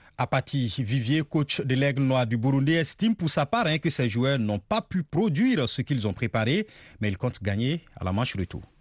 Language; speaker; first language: French; non-native, local second language; Mossi